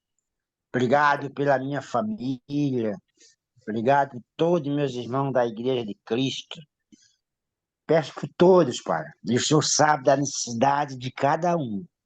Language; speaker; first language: Portuguese; native; Portuguese